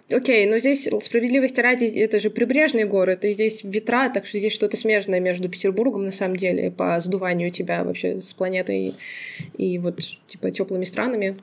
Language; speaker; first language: Russian; non-native, local second language; Azerbaijani